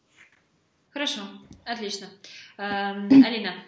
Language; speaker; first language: Russian; native; Russian